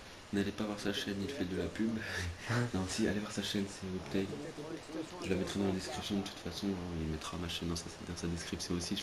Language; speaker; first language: French; native; French